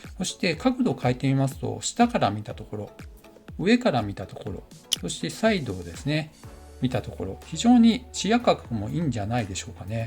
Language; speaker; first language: Japanese; native; Japanese